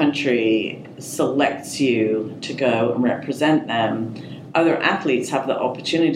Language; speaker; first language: English; native; English